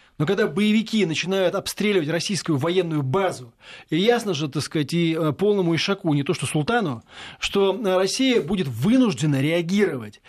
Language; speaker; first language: Russian; native; Russian